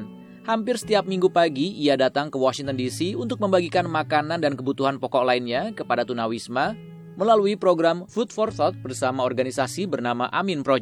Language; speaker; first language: Indonesian; native; Indonesian